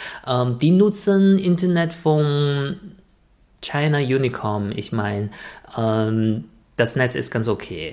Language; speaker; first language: German; non-native, fluent; Chinese